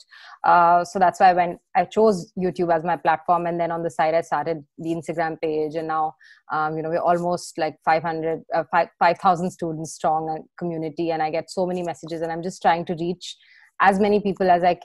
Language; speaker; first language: English; non-native, local second language; Hindi